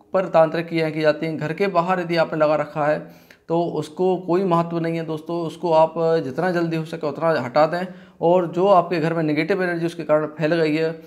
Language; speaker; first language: Hindi; native; Hindi